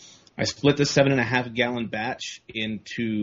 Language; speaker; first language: English; native; English